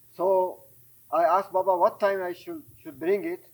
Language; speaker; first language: English; non-native, fluent; Persian